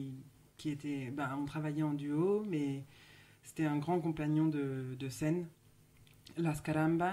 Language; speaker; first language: French; native; French